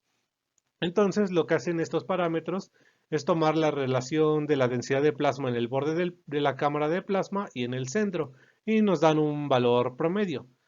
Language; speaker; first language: Spanish; native; Spanish